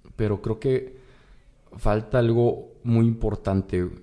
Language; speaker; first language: Spanish; native; Spanish